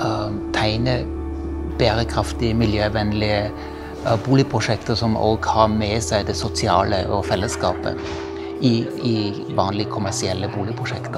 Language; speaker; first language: Norwegian; non-native, fluent; German